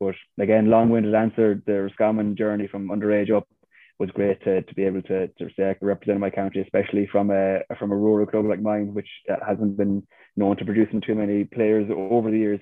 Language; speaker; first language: English; native; English